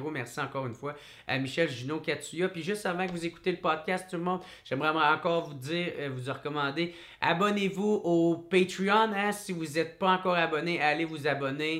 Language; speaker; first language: French; native; French